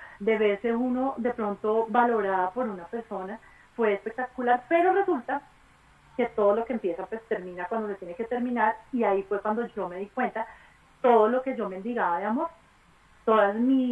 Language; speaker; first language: Spanish; native; Spanish